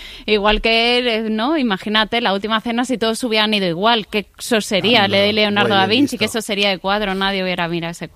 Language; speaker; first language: Spanish; native; Spanish